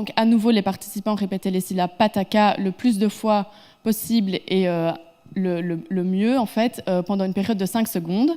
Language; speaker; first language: French; native; French